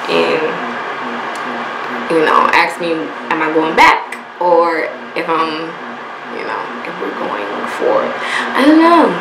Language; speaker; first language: English; native; English